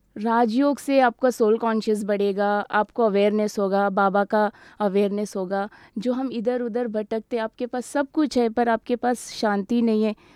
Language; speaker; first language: Hindi; native; Hindi